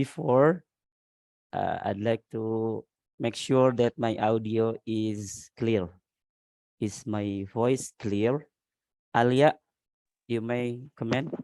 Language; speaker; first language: English; non-native, learner; Indonesian